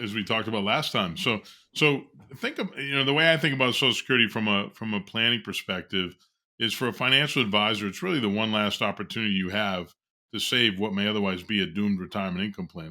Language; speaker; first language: English; native; English